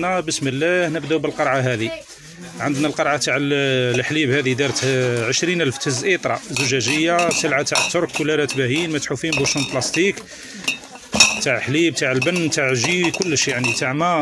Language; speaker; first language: Arabic; native; Arabic